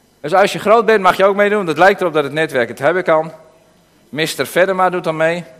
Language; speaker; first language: Dutch; native; Dutch